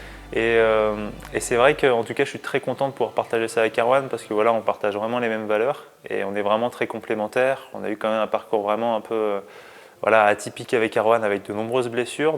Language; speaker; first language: French; native; French